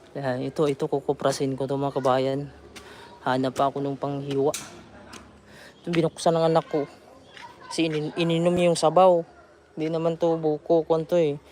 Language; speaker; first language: Filipino; non-native, local second language; Cebuano